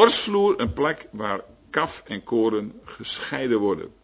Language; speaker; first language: Dutch; native; Dutch